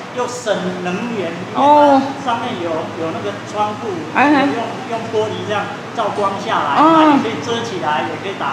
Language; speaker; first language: Chinese; native; Chinese